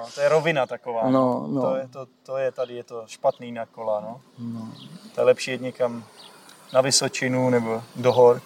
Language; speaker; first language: Czech; native; Czech